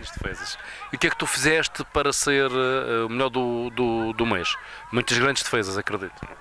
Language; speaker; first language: Portuguese; native; Portuguese